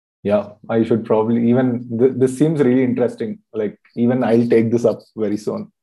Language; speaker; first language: English; non-native, local second language; Telugu